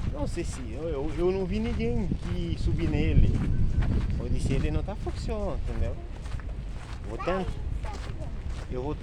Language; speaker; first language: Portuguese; non-native, learner; Haitian Creole